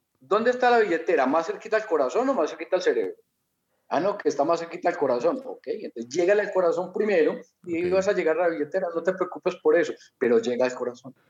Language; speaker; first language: Spanish; native; Spanish